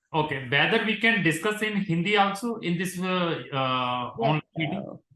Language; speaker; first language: English; non-native, local second language; Hindi